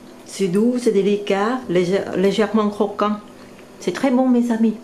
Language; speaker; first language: French; non-native, learner; Vietnamese